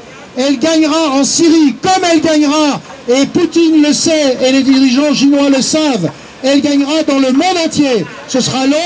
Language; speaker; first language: French; native; French